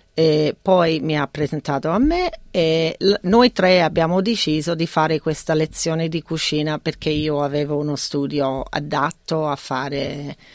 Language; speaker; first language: Italian; non-native, fluent; English